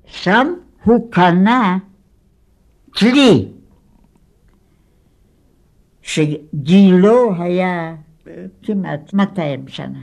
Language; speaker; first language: Hebrew; non-native, fluent; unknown